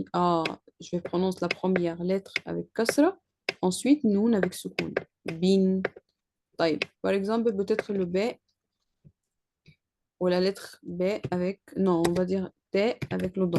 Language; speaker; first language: French; non-native, learner; Arabic